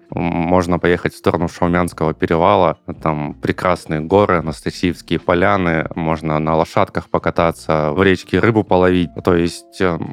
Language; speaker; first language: Russian; native; Russian